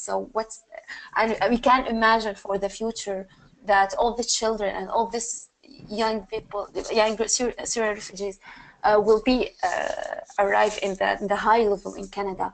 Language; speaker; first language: English; non-native, learner; Arabic